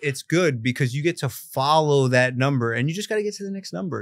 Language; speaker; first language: English; early bilingual, other home language; Spanish